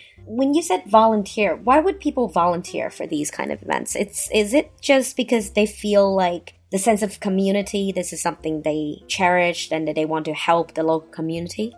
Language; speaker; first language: English; non-native, fluent; Chinese